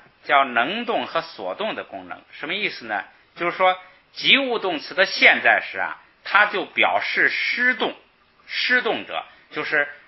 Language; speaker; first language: Chinese; native; Chinese